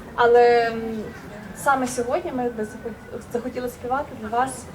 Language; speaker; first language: Ukrainian; native; Ukrainian